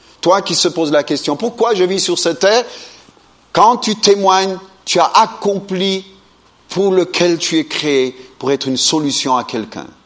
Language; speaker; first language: French; non-native, fluent; Amharic